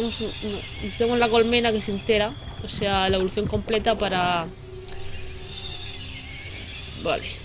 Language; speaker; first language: Spanish; native; Spanish